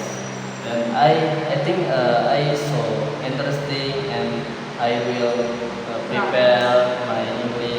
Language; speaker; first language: English; non-native, learner; Indonesian